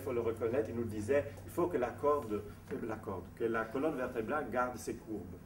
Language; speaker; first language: French; non-native, fluent; Italian